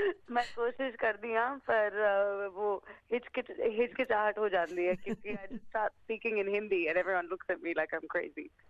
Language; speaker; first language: Punjabi; early bilingual, heritage; Punjabi